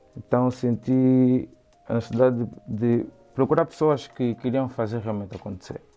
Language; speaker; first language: Portuguese; native; Portuguese